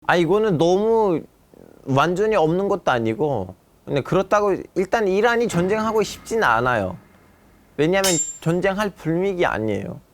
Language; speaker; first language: Korean; non-native, fluent; Turkish